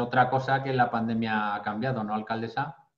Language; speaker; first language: Spanish; native; Spanish